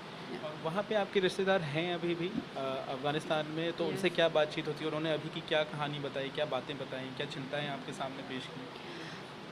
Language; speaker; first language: Hindi; native; Hindi